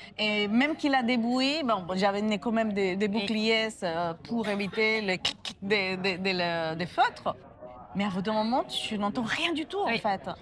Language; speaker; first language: French; non-native, fluent; Spanish